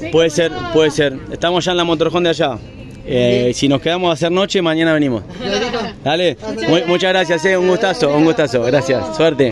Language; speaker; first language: Spanish; native; Spanish